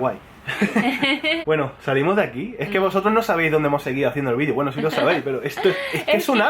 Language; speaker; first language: Spanish; native; Spanish